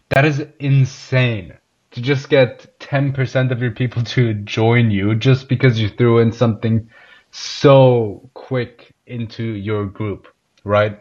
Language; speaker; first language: English; non-native, fluent; Persian